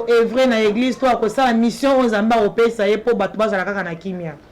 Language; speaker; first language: Lingala; non-native, local second language; Luba-Lulua